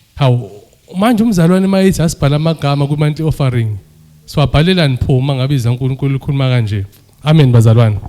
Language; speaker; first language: Zulu; native; Zulu